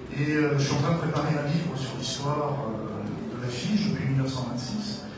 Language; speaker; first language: French; native; French